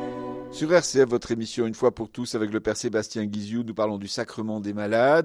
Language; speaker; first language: French; native; French